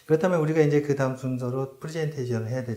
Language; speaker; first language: Korean; native; Korean